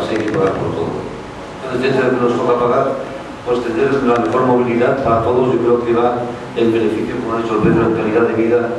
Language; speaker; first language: Spanish; native; Spanish